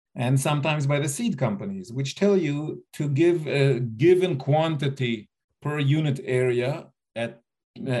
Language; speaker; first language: English; native; English